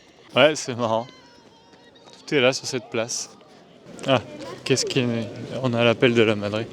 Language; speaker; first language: French; native; French